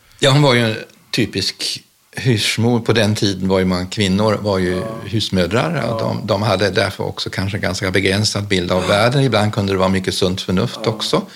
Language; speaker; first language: Swedish; early bilingual, other home language; German